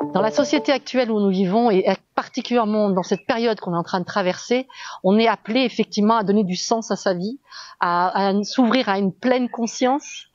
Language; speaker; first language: French; native; French